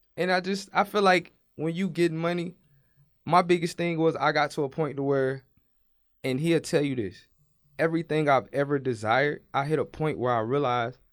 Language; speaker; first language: English; native; English